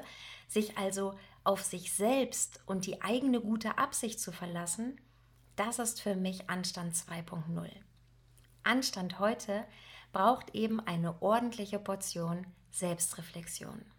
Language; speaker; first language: German; native; German